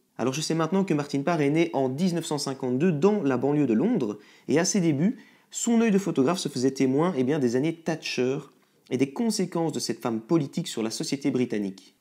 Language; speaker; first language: French; native; French